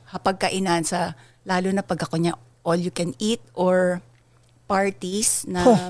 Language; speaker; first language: Filipino; native; Filipino